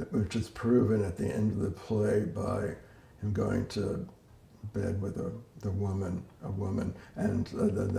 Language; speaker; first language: English; native; English